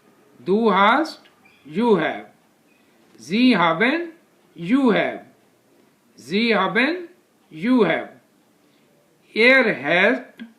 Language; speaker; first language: German; non-native, fluent; Hindi